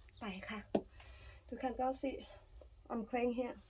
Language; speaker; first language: Danish; non-native, learner; Thai